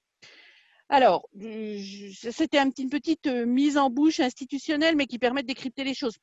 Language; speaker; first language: French; native; French